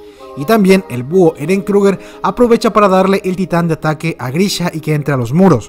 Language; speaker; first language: Spanish; native; Spanish